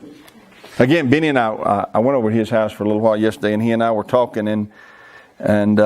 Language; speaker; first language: English; native; English